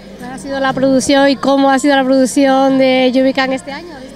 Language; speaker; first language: Spanish; native; Spanish